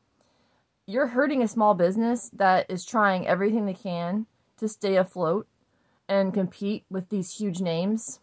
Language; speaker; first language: English; native; English